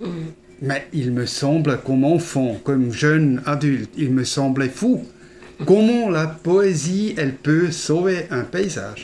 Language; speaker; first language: French; non-native, fluent; German